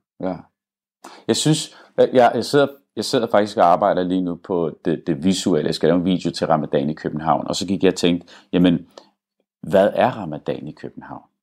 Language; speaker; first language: Danish; early bilingual, other home language; Arabic